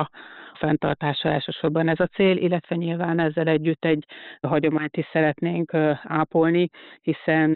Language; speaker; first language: Hungarian; native; Hungarian